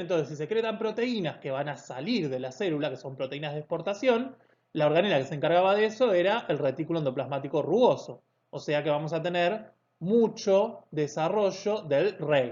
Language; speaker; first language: Spanish; native; Spanish